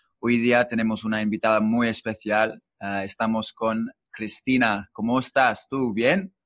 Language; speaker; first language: Spanish; non-native, learner; English